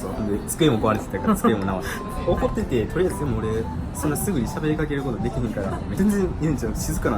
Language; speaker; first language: Japanese; native; Japanese